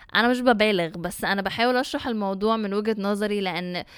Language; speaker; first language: Arabic; early bilingual, heritage; Arabic